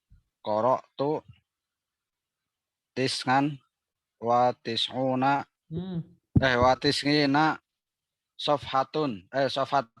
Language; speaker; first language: Arabic; non-native, learner; Indonesian